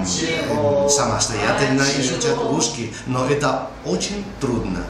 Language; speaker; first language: Russian; non-native, learner; Spanish